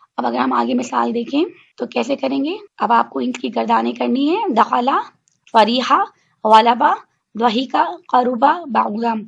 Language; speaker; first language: Urdu; native; Urdu